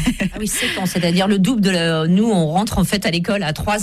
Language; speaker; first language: French; native; French